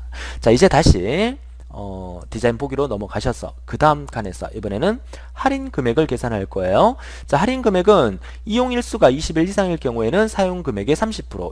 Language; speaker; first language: Korean; native; Korean